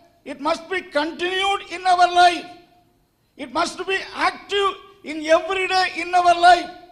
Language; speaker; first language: English; non-native, local second language; Tamil